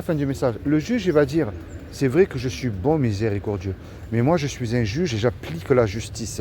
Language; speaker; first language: French; native; French